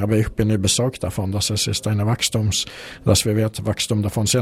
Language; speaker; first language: German; non-native, fluent; Swedish